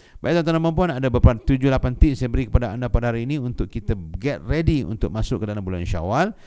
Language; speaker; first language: Malay; native; Malay